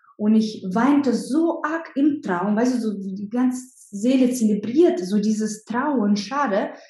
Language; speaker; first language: German; non-native, fluent; Russian